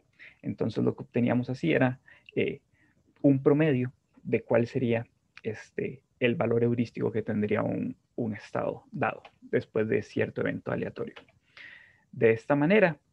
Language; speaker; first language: Spanish; native; Spanish